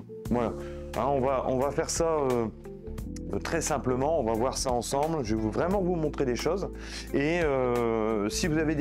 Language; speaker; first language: French; native; French